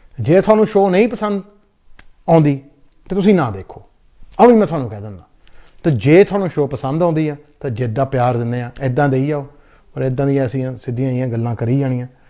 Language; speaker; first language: Punjabi; early bilingual, heritage; Punjabi